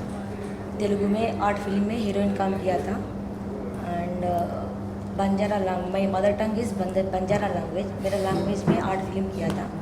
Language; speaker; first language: Hindi; non-native, local second language; Lambadi